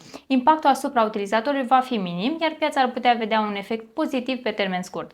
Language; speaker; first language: Romanian; native; Romanian